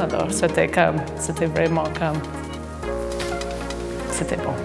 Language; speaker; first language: French; non-native, fluent; English